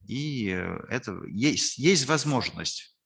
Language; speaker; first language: Russian; non-native, fluent; French